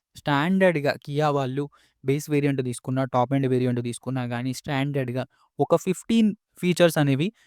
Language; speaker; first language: Telugu; native; Telugu